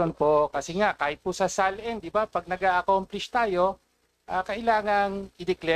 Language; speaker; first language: Filipino; native; Filipino